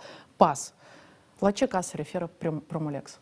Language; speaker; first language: Romanian; native; Romanian